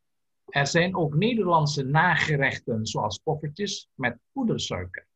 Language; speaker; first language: Dutch; non-native, learner; Indonesian